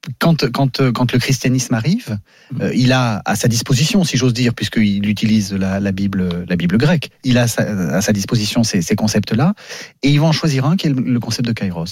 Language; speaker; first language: French; native; French